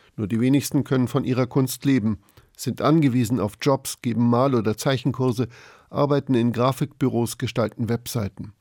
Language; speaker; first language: German; native; German